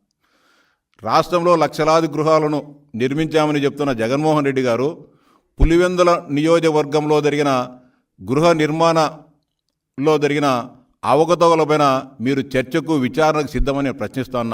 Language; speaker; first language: Telugu; native; Telugu